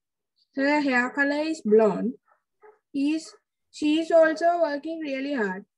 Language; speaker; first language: English; non-native, fluent; Sinhala